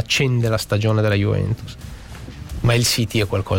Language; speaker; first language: Italian; native; Italian